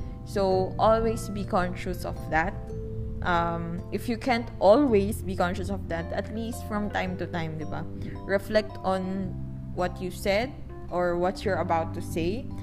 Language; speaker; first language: English; non-native, local second language; Filipino